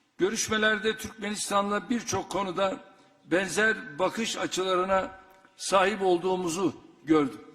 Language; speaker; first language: Turkish; native; Turkish